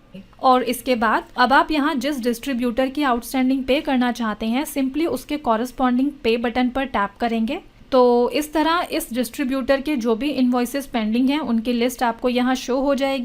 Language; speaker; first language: Hindi; native; Hindi